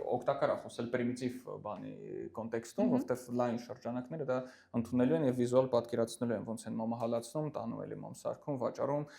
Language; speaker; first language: Armenian; early bilingual, heritage; Armenian